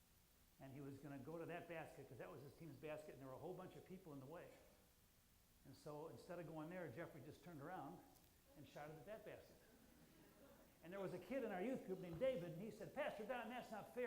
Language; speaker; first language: English; native; English